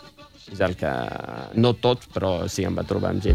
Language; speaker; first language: Catalan; non-native, fluent; Riffian